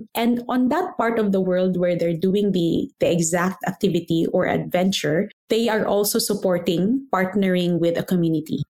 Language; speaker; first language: English; non-native, local second language; Aklanon